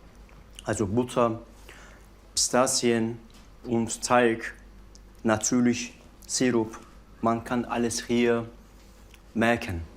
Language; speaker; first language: German; non-native, learner; Turkish